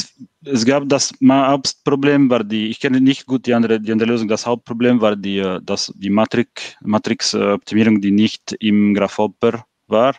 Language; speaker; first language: German; non-native, fluent; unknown